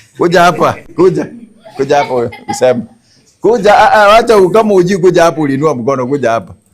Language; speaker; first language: Swahili; non-native, local second language; Gusii